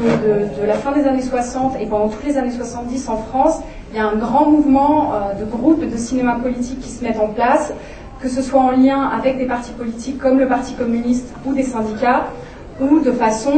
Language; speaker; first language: French; native; French